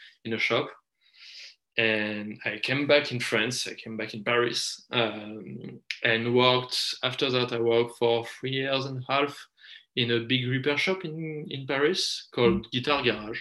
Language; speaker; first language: English; non-native, fluent; French